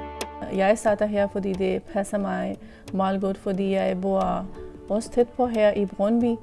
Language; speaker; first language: Danish; non-native, learner; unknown